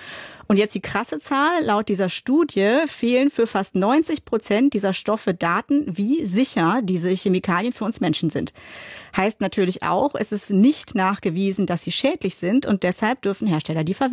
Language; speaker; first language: German; native; German